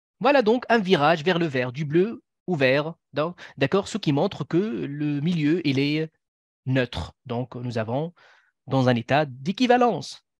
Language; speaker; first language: French; non-native, local second language; Arabic